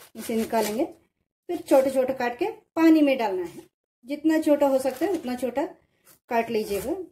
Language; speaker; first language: Hindi; non-native, local second language; Kannada